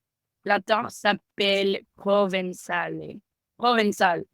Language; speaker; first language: French; non-native, learner; Spanish